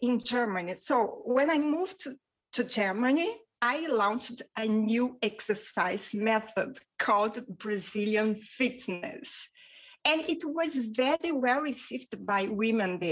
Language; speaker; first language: English; non-native, fluent; Portuguese